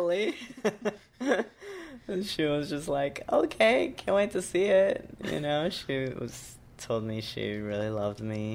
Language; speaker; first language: English; non-native, fluent; Portuguese